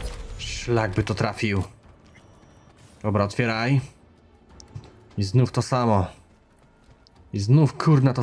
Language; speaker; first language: Polish; native; Polish